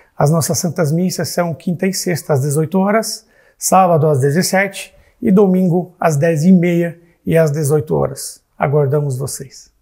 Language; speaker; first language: Portuguese; non-native, fluent; Arabic